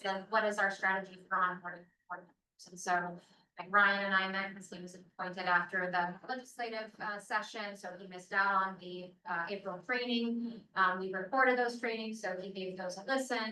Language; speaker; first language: English; native; English